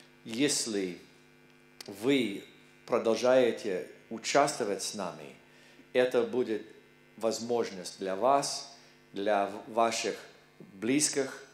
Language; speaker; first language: Russian; non-native, learner; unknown